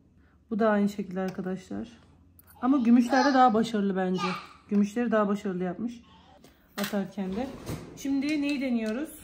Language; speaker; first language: Turkish; native; Turkish